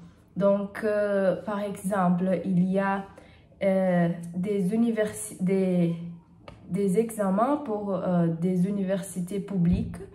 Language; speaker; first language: French; non-native, learner; Portuguese